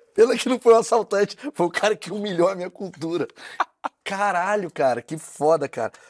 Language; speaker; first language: Portuguese; native; Portuguese